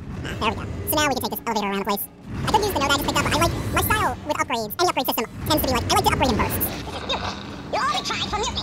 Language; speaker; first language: English; native; English